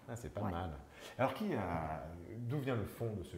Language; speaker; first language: French; native; French